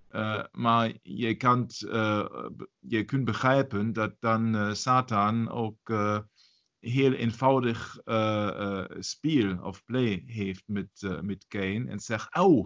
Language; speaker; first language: Dutch; non-native, fluent; German